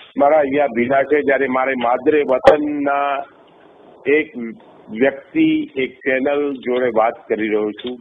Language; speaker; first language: Gujarati; non-native, local second language; Kachhi